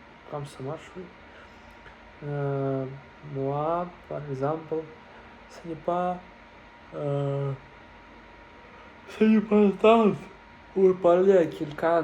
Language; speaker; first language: French; non-native, learner; Russian